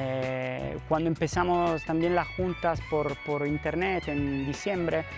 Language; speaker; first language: Spanish; non-native, fluent; Italian